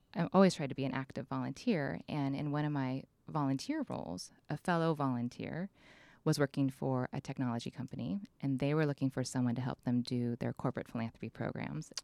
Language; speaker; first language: English; native; English